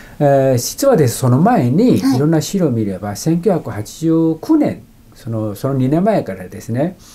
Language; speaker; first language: Japanese; non-native, fluent; Chinese